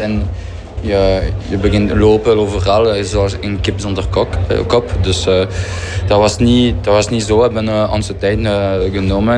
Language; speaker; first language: Dutch; non-native, fluent; French